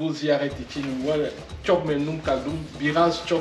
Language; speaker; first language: Turkish; non-native, learner; French